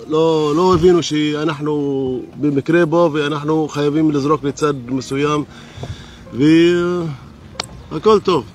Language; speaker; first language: Hebrew; non-native, local second language; Arabic